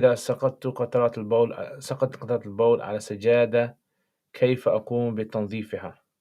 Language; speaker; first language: Arabic; non-native, fluent; English